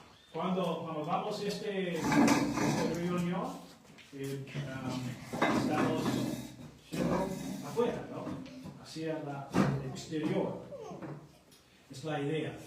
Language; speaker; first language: Spanish; non-native, fluent; English